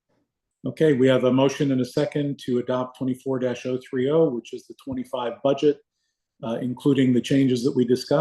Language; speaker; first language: English; native; English